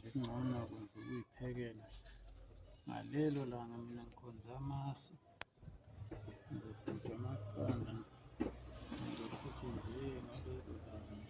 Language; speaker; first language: Zulu; native; Zulu